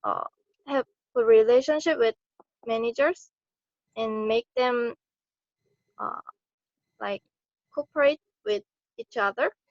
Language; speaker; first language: English; non-native, learner; Korean